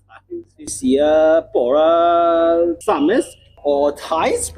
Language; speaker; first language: Norwegian; non-native, learner; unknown